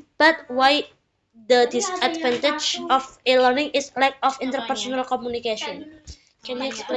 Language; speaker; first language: English; non-native, learner; Indonesian